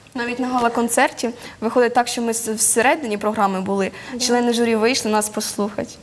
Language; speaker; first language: Ukrainian; native; Ukrainian